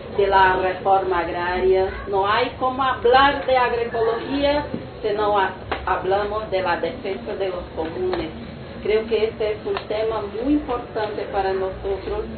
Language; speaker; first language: Spanish; non-native, learner; Portuguese